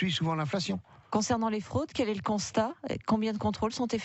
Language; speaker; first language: French; native; French